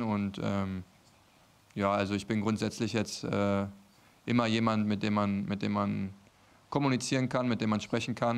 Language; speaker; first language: German; native; German